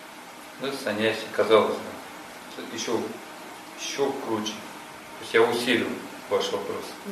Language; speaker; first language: Russian; native; Russian